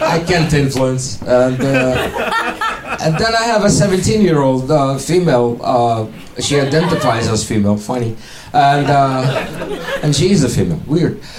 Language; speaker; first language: English; non-native, fluent; Ukrainian